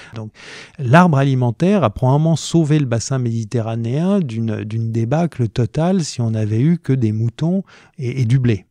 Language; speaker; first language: French; native; French